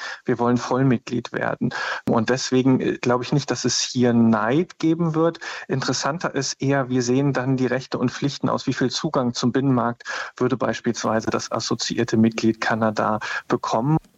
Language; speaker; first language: German; native; German